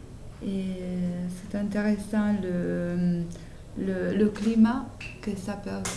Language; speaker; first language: French; non-native, learner; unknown